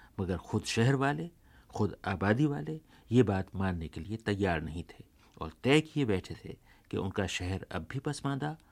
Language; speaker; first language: Urdu; native; Urdu